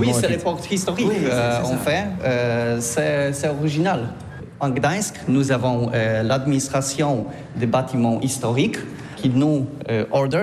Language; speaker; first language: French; non-native, learner; Polish